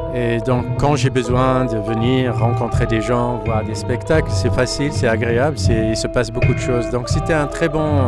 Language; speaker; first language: French; non-native, local second language; Arabic